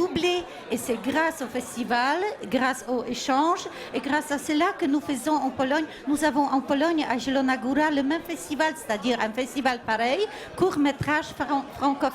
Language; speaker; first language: French; non-native, fluent; Polish